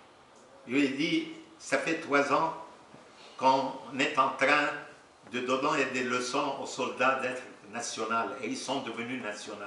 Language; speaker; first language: French; non-native, local second language; Arabic